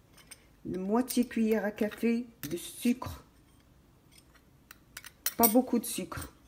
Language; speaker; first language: French; non-native, local second language; Arabic